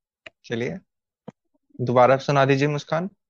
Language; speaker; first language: Hindi; native; Hindi